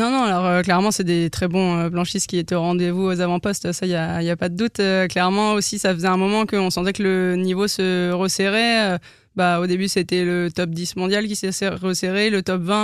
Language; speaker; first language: French; native; French